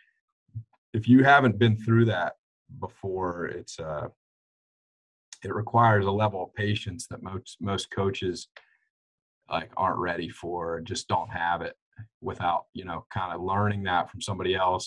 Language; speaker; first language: English; native; English